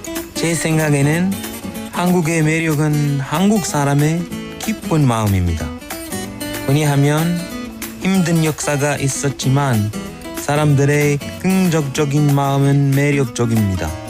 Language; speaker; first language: Korean; non-native, learner; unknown